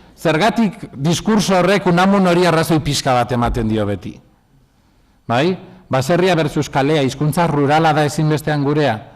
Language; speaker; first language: Basque; non-native, local second language; Spanish